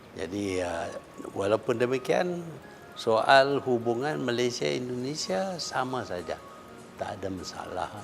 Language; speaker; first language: Malay; native; Malay